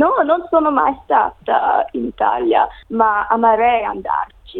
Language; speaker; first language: Italian; non-native, learner; English